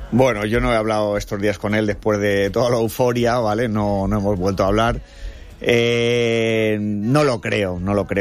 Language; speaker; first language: Spanish; native; Spanish